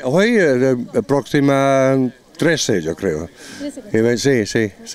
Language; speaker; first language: Spanish; non-native, learner; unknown